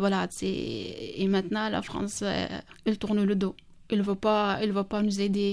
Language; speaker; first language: French; non-native, learner; Kurdish